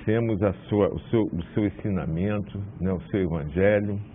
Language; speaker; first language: Portuguese; native; Portuguese